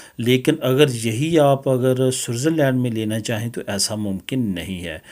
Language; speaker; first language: Urdu; non-native, local second language; Punjabi